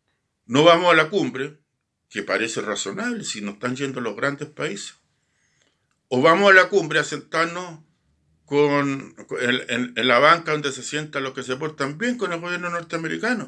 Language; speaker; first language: Spanish; native; Spanish